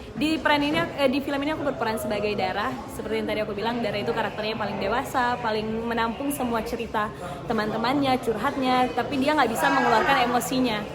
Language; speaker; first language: Indonesian; native; Indonesian